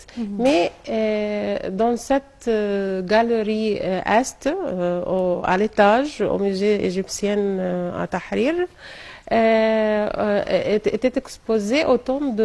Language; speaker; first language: French; non-native, fluent; Arabic